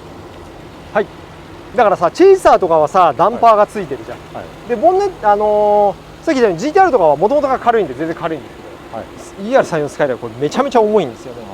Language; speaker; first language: Japanese; native; Japanese